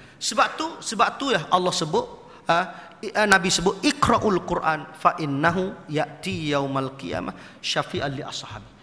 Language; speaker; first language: Malay; native; Malay